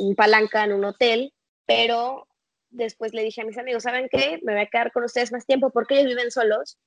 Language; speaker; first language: Spanish; native; Spanish